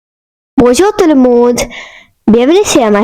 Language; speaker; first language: French; non-native, fluent; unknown